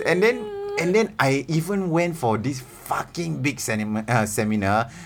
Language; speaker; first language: English; non-native, local second language; Malay